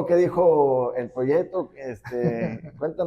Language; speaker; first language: Spanish; native; Spanish